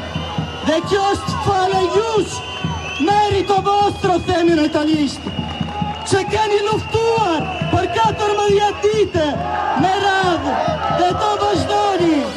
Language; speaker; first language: Albanian; early bilingual, heritage; Italian